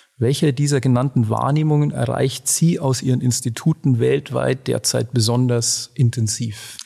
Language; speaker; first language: German; native; German